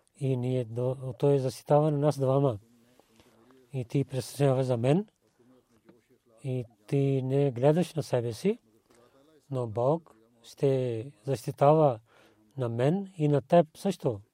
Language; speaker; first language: Bulgarian; non-native, learner; Urdu